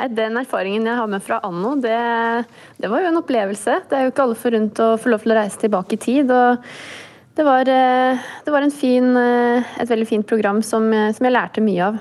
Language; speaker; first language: Norwegian; native; Norwegian